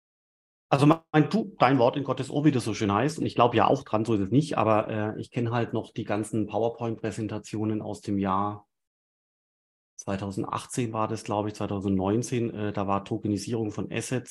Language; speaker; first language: German; native; German